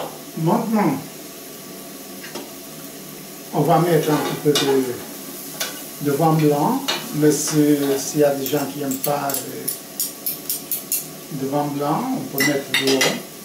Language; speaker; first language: French; non-native, fluent; Portuguese